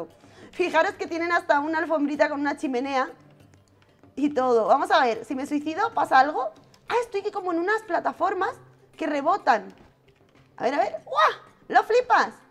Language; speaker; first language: Spanish; native; Spanish